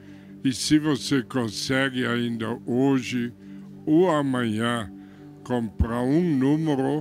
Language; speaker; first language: Portuguese; non-native, fluent; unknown